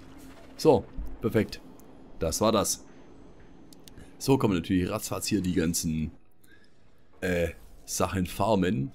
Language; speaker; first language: German; native; German